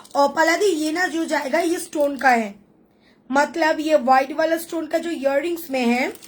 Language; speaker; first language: Hindi; non-native, local second language; Bangla